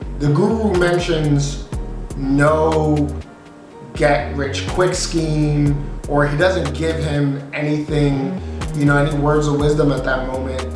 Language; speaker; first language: English; native; English